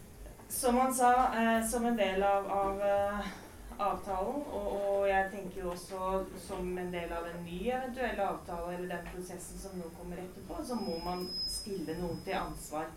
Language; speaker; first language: Norwegian; native; Norwegian